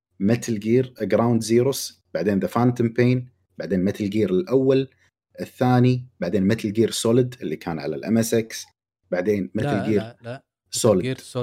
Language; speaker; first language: Arabic; native; Arabic